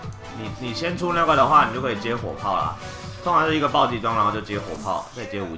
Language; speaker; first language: Chinese; native; Chinese